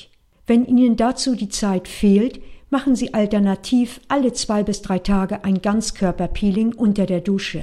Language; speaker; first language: German; native; German